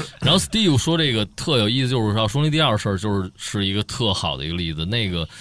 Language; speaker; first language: Chinese; native; Chinese